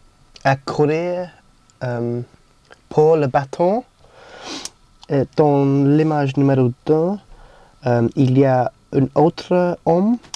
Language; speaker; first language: French; non-native, learner; English